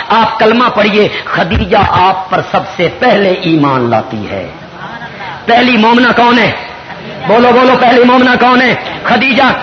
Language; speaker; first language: Urdu; non-native, local second language; Punjabi